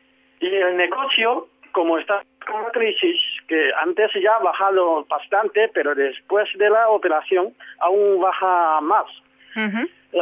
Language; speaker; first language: Spanish; non-native, learner; Chinese